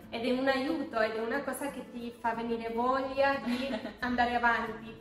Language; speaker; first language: Italian; non-native, fluent; Spanish